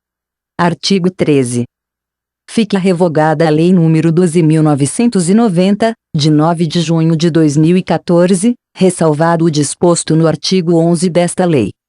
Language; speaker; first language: Portuguese; native; Portuguese